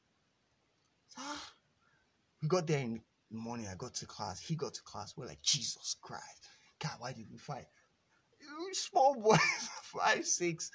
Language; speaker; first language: English; non-native, local second language; Yoruba